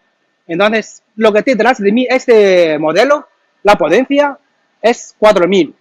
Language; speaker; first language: Spanish; non-native, learner; Chinese